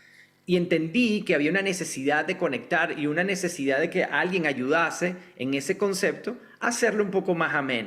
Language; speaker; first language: Spanish; native; Spanish